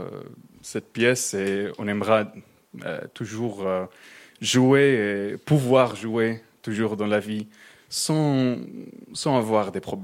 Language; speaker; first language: French; non-native, fluent; Arabic